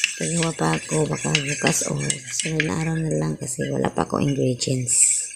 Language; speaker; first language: Filipino; non-native, local second language; Cebuano